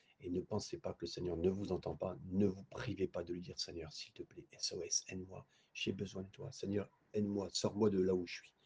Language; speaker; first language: French; native; French